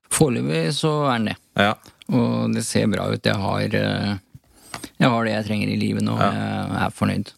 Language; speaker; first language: Norwegian; early bilingual, other home language; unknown